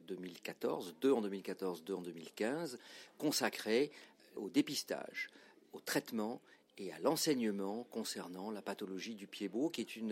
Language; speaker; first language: French; native; French